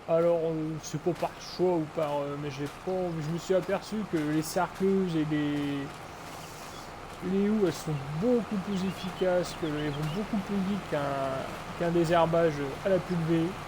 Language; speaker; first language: French; native; French